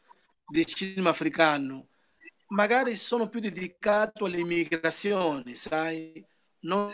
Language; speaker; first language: Italian; non-native, learner; Portuguese